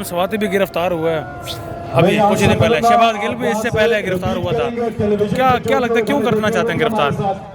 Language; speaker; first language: Urdu; native; Urdu